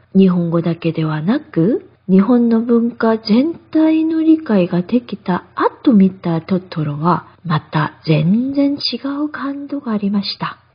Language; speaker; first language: Japanese; non-native, fluent; Korean